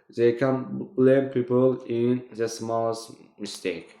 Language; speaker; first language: English; non-native, learner; Azerbaijani